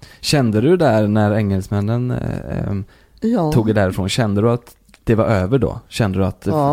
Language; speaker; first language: Swedish; native; Swedish